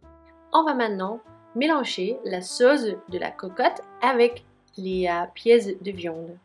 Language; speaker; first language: French; non-native, fluent; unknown